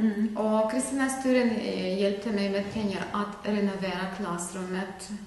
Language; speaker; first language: Swedish; non-native, fluent; Ukrainian